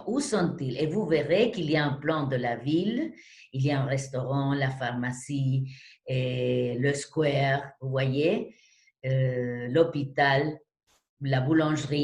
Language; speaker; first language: French; non-native, fluent; Spanish